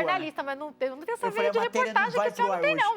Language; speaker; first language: Portuguese; native; Portuguese